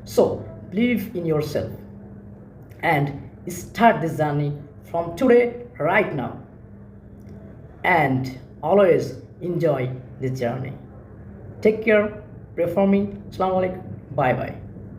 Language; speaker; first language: English; non-native, local second language; Bangla